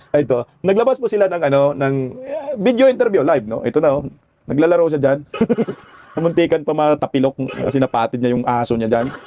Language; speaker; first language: Filipino; non-native, local second language; Cebuano